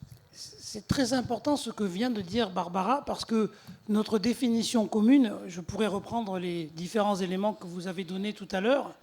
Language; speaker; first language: French; native; French